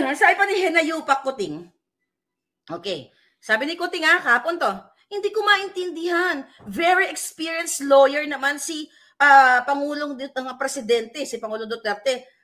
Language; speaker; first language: Filipino; native; Filipino